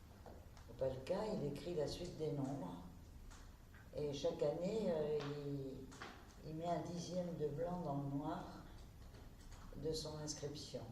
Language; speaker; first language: French; native; French